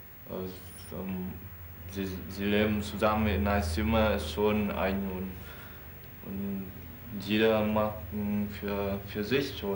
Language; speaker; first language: German; non-native, learner; Vietnamese